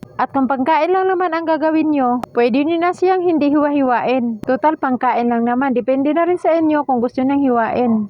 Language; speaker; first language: Filipino; non-native, local second language; Cebuano